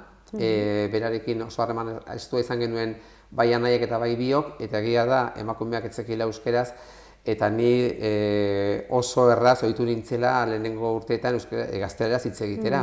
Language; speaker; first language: Basque; non-native, local second language; Spanish